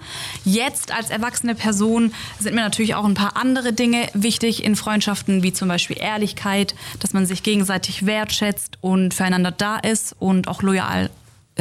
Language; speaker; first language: German; early bilingual, other home language; Turkish